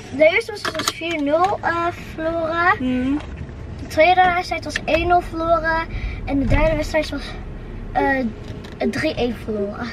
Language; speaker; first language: Dutch; early bilingual, other home language; Turkish